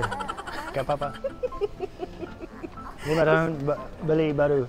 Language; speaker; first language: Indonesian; non-native, learner; English